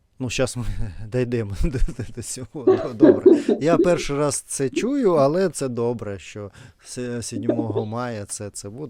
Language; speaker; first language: Ukrainian; non-native, learner; Russian